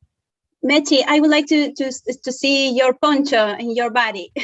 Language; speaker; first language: English; non-native, learner; Spanish